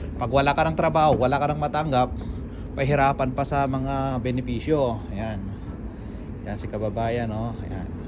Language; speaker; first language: Filipino; non-native, local second language; Iloko